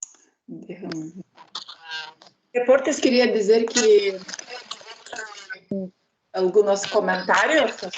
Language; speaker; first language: Spanish; non-native, learner; Lithuanian